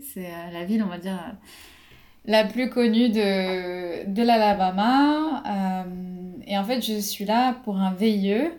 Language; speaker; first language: French; non-native, local second language; Arabic